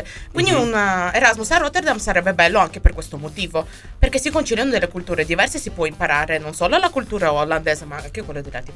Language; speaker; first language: Italian; native; Italian